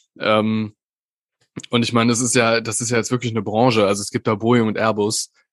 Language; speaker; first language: German; native; German